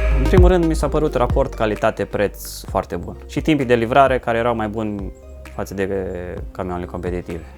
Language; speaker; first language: Romanian; early bilingual, heritage; Romanian